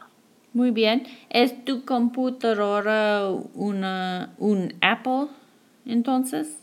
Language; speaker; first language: Spanish; non-native, fluent; English